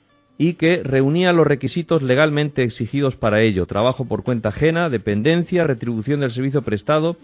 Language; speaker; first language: Spanish; native; Spanish